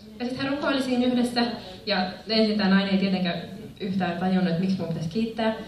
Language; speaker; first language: Finnish; early bilingual, other home language; Spanish